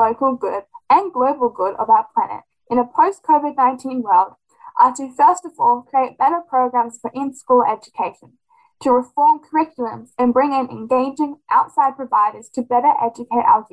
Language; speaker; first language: English; native; English